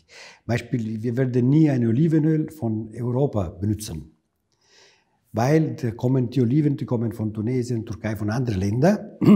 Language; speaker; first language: German; non-native, fluent; Italian